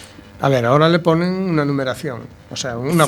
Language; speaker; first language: Spanish; native; Spanish